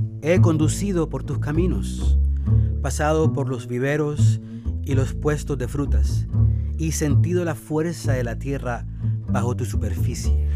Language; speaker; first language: Spanish; early bilingual, heritage; Spanish